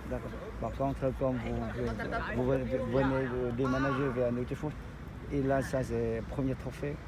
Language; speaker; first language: French; non-native, learner; Vietnamese